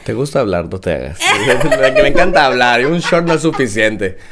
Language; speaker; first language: Spanish; native; Spanish